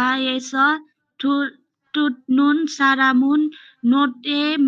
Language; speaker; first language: Korean; non-native, learner; Nepali